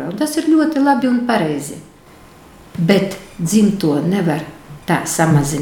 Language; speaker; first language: Latvian; non-native, local second language; Russian